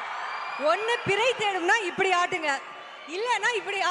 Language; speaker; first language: Tamil; native; Tamil